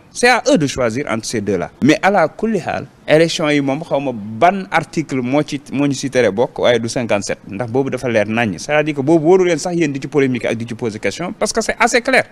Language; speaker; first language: French; non-native, local second language; Wolof